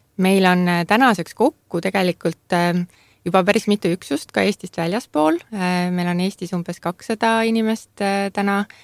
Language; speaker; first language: Estonian; native; Estonian